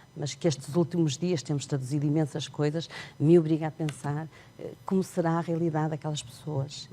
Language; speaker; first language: Portuguese; non-native, local second language; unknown